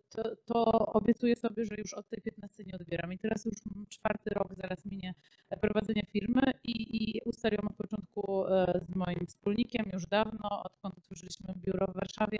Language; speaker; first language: Polish; native; Polish